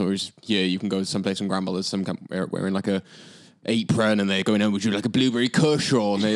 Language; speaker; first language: English; native; English